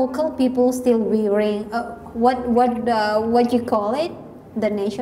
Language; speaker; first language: English; non-native, learner; Indonesian